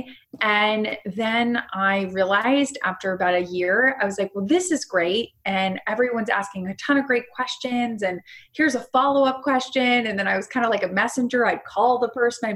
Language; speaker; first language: English; native; English